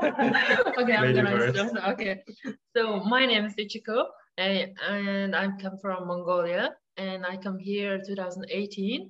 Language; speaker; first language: English; non-native, learner; Mongolian